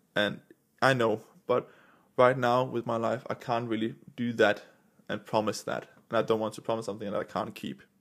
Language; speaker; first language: English; non-native, fluent; Danish